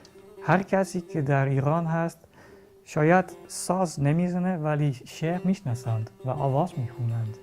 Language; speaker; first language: Persian; non-native, learner; Dutch